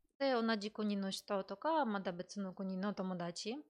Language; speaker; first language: Japanese; non-native, fluent; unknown